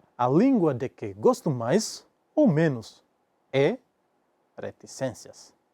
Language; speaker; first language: Portuguese; non-native, local second language; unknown